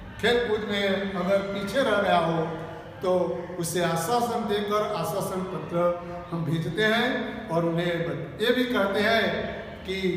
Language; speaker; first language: Hindi; non-native, local second language; Gujarati